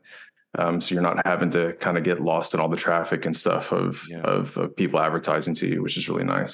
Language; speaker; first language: English; native; English